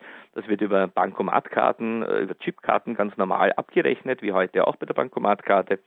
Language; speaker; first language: German; native; German